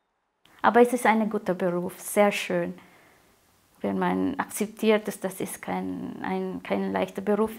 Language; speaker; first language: German; non-native, fluent; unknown